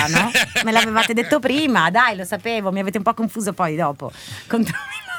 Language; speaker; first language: Italian; native; Italian